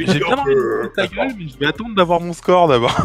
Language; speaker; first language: French; native; French